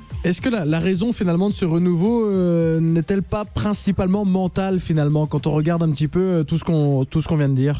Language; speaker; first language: French; native; French